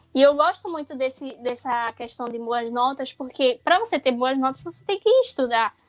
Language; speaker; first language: Portuguese; native; Portuguese